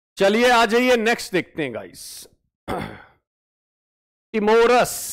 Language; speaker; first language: Hindi; native; Hindi